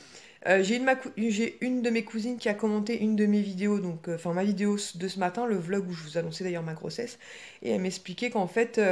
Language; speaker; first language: French; native; French